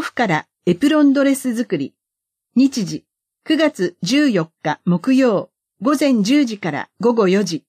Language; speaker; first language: Japanese; native; Japanese